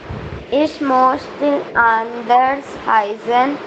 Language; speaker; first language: German; non-native, learner; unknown